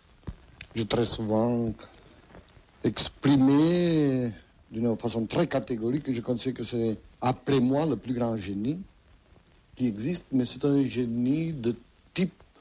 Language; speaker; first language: French; non-native, fluent; Catalan